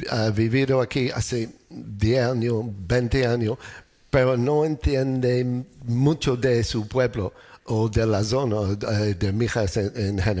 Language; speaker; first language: Spanish; non-native, learner; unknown